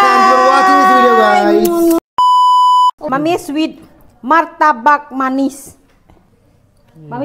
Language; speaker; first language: English; non-native, learner; Indonesian